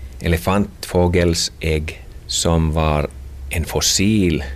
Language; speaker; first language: Swedish; non-native, local second language; Finnish